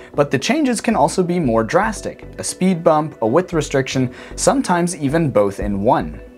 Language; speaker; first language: English; native; English